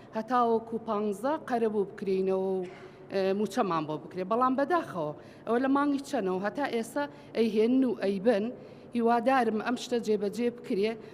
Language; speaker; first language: Central Kurdish; native; Central Kurdish